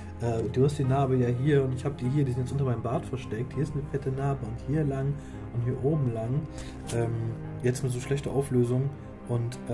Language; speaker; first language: German; native; German